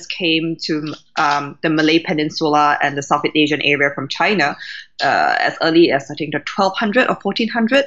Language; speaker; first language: English; native; English